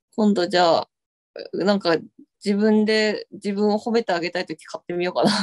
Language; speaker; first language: Japanese; native; Japanese